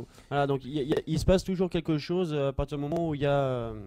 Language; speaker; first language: French; native; French